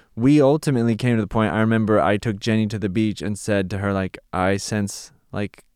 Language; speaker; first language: English; native; English